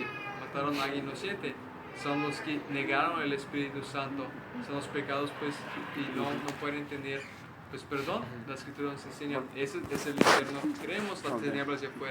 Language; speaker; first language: Spanish; native; Spanish